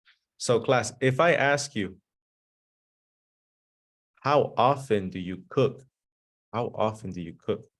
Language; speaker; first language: English; early bilingual, other home language; Spanish